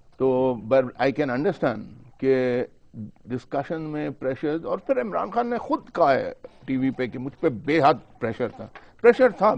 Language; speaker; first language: Urdu; non-native, local second language; Pashto